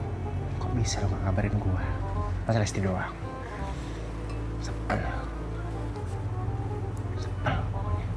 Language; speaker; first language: Indonesian; native; Indonesian